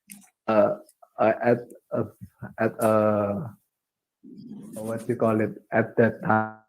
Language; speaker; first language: English; non-native, learner; Indonesian